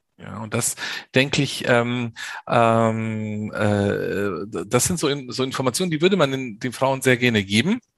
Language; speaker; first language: German; early bilingual, other home language; Italian